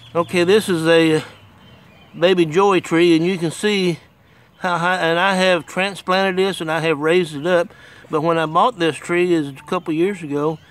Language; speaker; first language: English; native; English